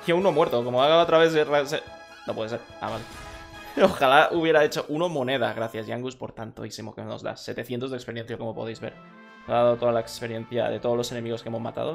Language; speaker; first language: Spanish; native; Spanish